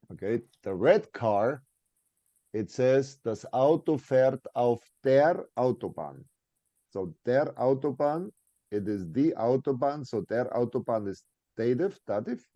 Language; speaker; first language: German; non-native, fluent; English